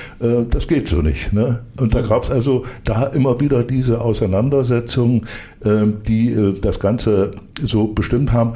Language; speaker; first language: German; native; German